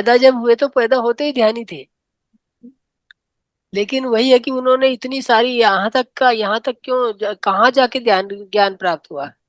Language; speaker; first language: Hindi; native; Hindi